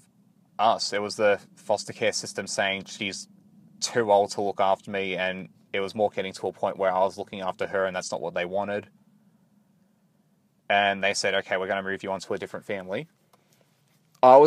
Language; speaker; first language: English; native; English